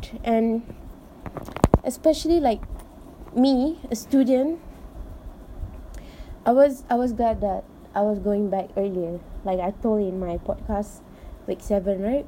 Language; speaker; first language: English; non-native, local second language; Malay